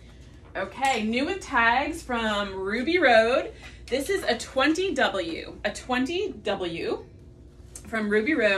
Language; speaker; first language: English; native; English